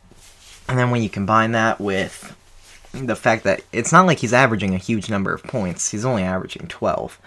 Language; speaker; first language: English; native; English